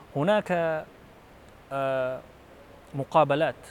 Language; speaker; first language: Arabic; non-native, fluent; Filipino